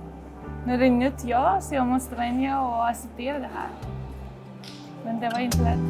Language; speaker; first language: Swedish; non-native, fluent; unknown